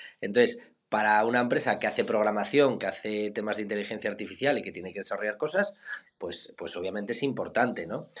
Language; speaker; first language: Spanish; native; Spanish